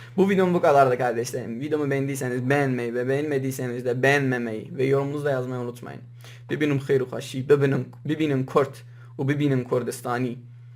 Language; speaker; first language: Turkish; native; Turkish